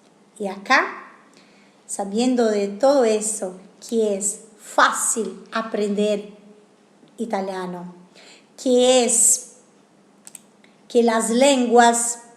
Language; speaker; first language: Spanish; non-native, fluent; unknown